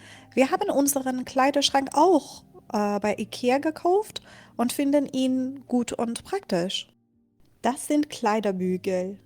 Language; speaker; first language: German; non-native, fluent; Persian